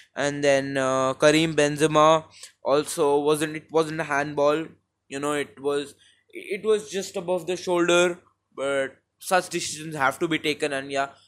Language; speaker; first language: English; non-native, local second language; Hindi